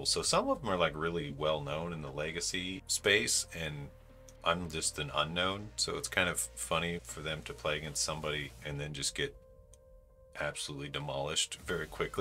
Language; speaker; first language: English; native; English